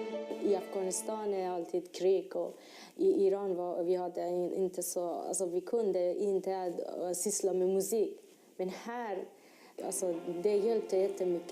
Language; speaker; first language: Swedish; non-native, learner; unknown